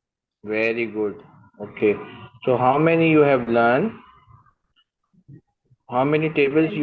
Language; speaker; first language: English; non-native, learner; Urdu